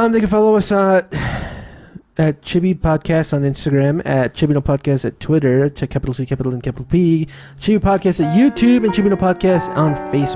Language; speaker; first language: English; native; English